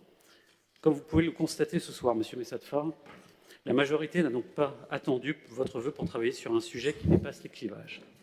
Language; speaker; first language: French; native; French